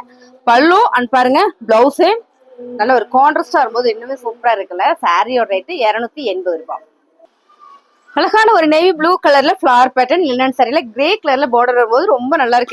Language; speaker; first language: Tamil; native; Tamil